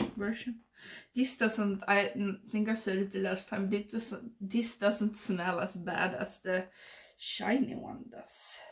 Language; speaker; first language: English; non-native, fluent; Swedish